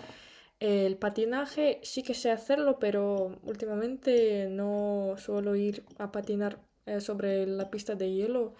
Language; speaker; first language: Spanish; non-native, fluent; Russian